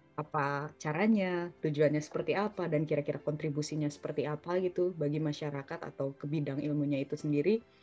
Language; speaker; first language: Indonesian; native; Indonesian